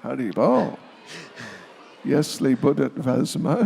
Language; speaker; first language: Russian; non-native, learner; English